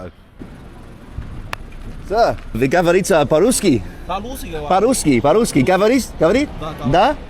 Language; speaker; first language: Russian; non-native, learner; English